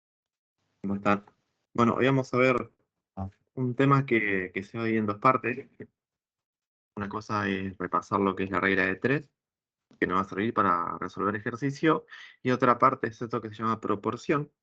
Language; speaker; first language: Spanish; native; Spanish